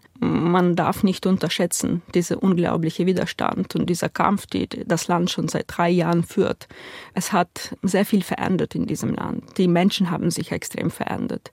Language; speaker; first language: German; non-native, fluent; Ukrainian